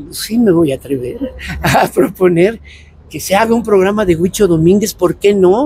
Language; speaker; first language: Spanish; native; Spanish